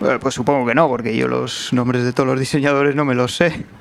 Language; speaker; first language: Spanish; native; Spanish